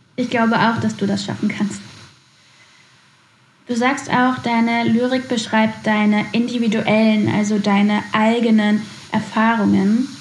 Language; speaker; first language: German; native; German